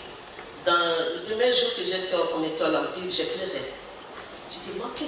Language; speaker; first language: French; non-native, learner; Portuguese